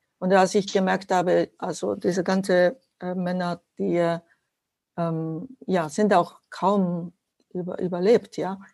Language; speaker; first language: German; non-native, fluent; Japanese